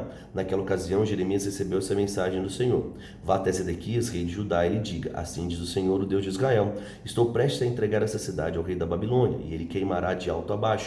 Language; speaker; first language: Portuguese; native; Portuguese